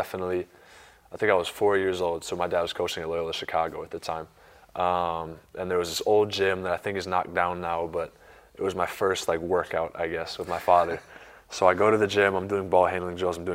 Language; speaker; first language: English; native; English